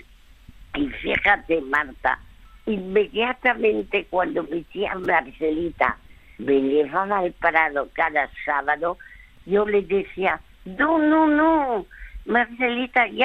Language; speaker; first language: Spanish; early bilingual, other home language; French